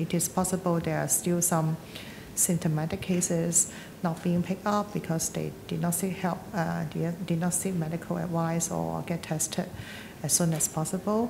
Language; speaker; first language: English; non-native, local second language; Cantonese